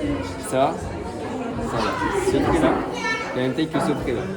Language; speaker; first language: French; native; French